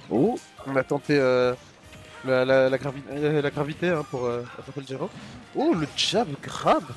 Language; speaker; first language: French; native; French